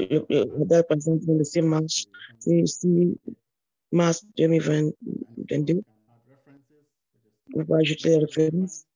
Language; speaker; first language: French; non-native, learner; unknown